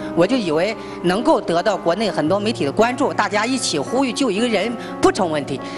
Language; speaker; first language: Chinese; native; Chinese